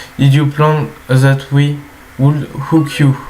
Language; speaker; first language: English; non-native, learner; French